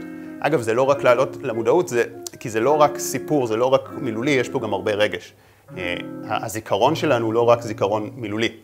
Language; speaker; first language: Hebrew; native; Hebrew